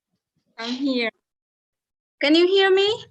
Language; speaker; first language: English; non-native, fluent; Vietnamese